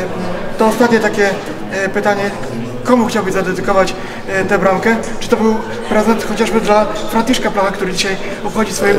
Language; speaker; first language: Polish; native; Polish